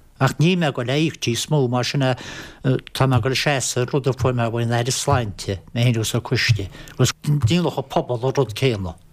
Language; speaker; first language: Irish; native; Irish